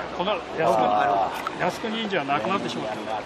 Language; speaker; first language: Japanese; non-native, learner; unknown